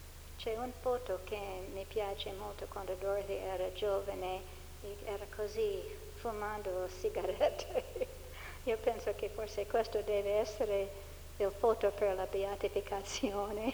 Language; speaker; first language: Italian; non-native, fluent; English